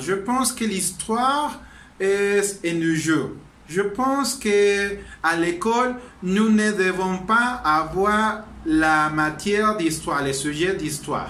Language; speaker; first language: French; non-native, learner; Spanish